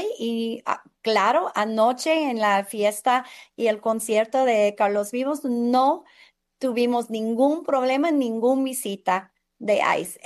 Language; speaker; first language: Spanish; non-native, fluent; English